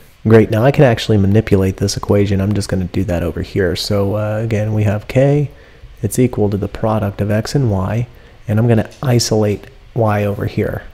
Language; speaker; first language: English; native; English